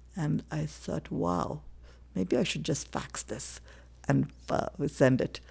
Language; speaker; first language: English; non-native, local second language; Tamil